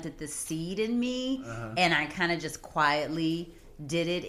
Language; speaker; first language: English; native; English